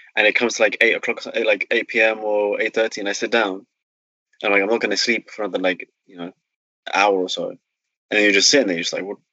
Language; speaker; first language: English; native; English